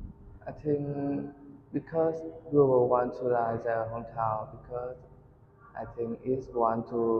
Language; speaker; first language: English; non-native, learner; Vietnamese